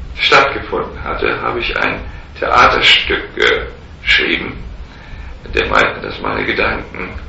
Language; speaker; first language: German; native; German